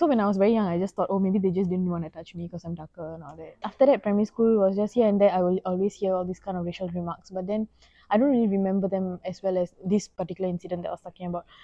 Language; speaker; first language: English; non-native, local second language; Tamil